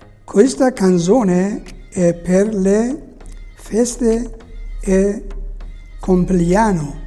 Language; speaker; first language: Italian; non-native, learner; Persian